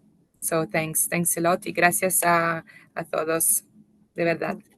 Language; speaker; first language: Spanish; non-native, fluent; Italian